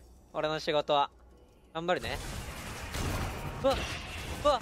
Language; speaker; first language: Japanese; native; Japanese